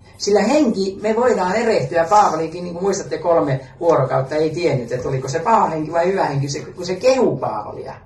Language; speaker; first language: Finnish; native; Finnish